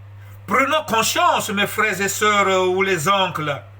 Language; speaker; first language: French; non-native, local second language; Kongo